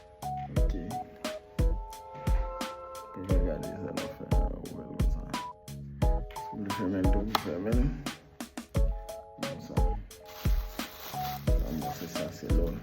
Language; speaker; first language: French; non-native, learner; Haitian Creole